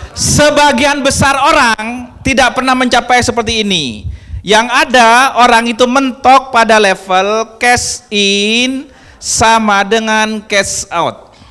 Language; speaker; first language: Indonesian; non-native, local second language; Madurese